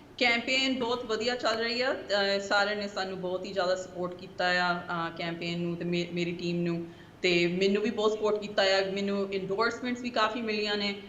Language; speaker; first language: Punjabi; early bilingual, heritage; Punjabi